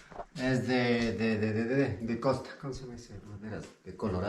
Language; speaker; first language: Spanish; non-native, local second language; Quechua